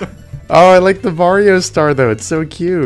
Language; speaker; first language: English; native; English